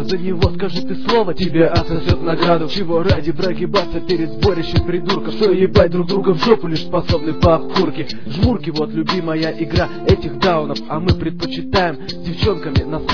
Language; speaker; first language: Russian; native; Russian